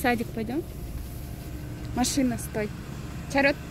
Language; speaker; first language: Russian; native; Russian